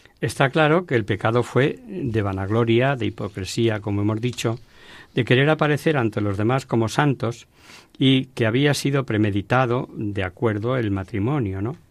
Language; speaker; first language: Spanish; native; Spanish